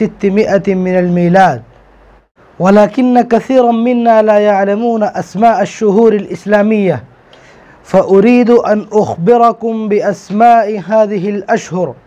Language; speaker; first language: Arabic; non-native, fluent; Urdu